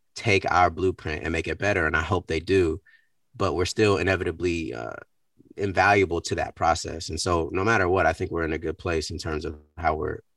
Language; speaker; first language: English; native; English